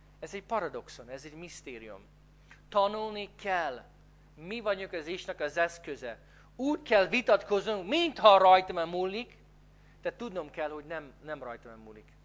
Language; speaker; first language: Hungarian; non-native, fluent; English